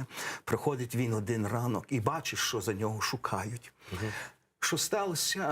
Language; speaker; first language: Ukrainian; early bilingual, heritage; English